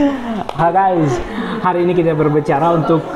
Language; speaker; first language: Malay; non-native, learner; Arabic